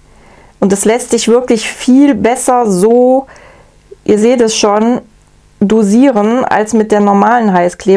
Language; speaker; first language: German; native; German